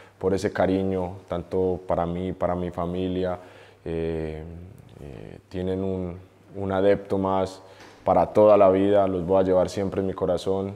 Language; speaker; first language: Spanish; native; Spanish